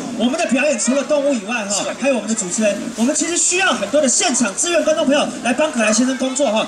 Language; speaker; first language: Chinese; native; Chinese